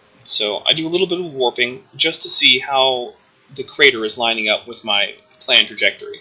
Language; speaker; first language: English; native; English